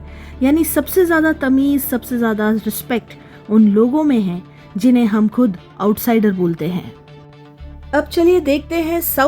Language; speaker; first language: Hindi; native; Hindi